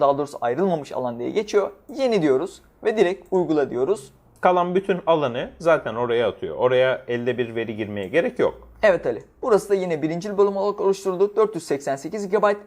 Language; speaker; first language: Turkish; native; Turkish